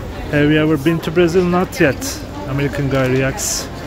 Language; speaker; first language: English; non-native, fluent; Turkish